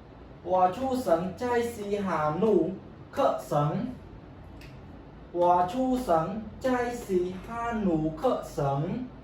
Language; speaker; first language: Chinese; non-native, fluent; Khmer